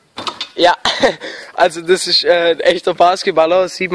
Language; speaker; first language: German; native; German